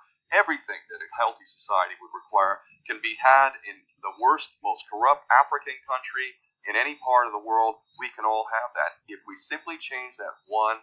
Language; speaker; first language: English; native; English